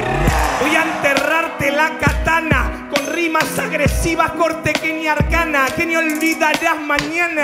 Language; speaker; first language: Spanish; native; Spanish